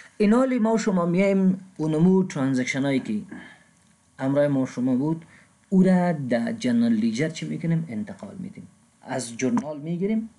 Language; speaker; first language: Persian; non-native, local second language; Pashto